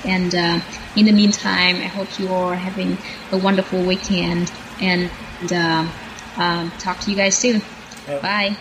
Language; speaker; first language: English; non-native, fluent; Vietnamese